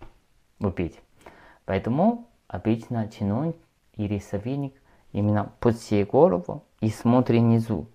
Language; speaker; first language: Russian; non-native, learner; Chinese